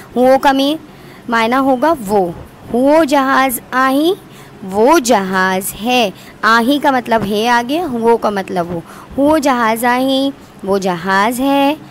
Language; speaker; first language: Urdu; non-native, local second language; Sindhi